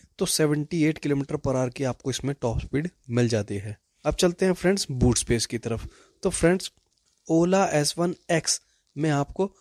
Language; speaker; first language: Hindi; native; Hindi